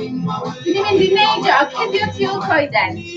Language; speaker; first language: Welsh; non-native, learner; English